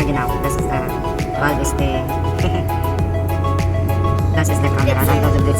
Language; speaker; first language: German; non-native, learner; Filipino